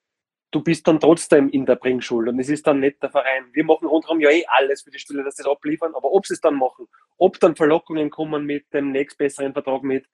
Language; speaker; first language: German; native; German